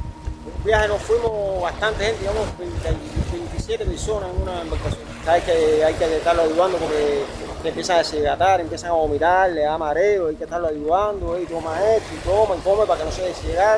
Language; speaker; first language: Spanish; native; Spanish